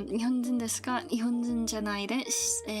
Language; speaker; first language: Japanese; non-native, learner; Korean